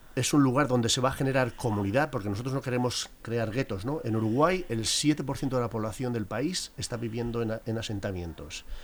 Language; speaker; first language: Spanish; native; Spanish